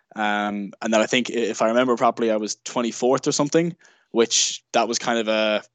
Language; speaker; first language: English; native; English